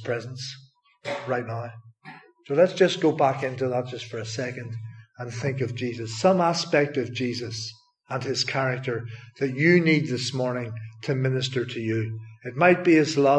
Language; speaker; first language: English; native; English